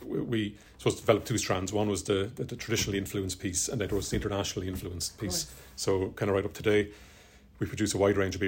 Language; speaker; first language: English; native; English